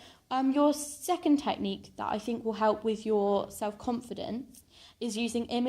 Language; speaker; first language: English; native; English